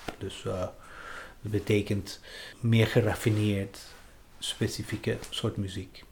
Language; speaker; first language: Dutch; non-native, fluent; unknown